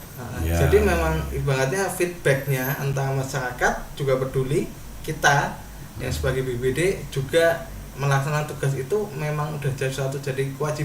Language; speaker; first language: Indonesian; native; Indonesian